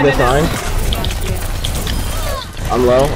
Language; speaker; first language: English; native; English